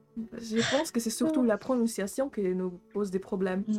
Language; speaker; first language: French; non-native, fluent; German